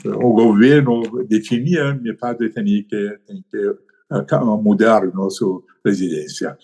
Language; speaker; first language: Portuguese; non-native, learner; Persian